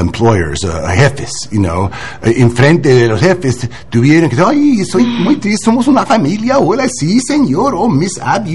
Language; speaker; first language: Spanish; non-native, learner; English